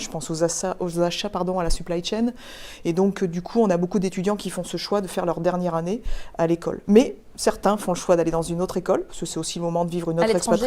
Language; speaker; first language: French; native; French